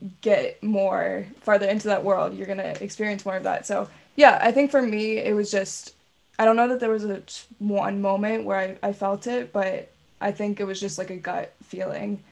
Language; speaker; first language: English; native; English